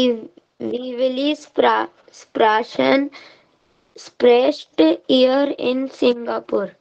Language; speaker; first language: German; non-native, learner; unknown